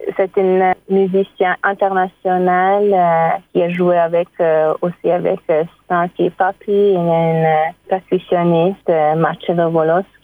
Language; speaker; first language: French; non-native, fluent; Hungarian